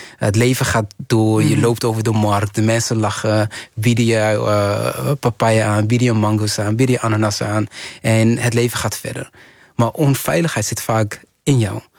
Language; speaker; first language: Dutch; early bilingual, other home language; Kinyarwanda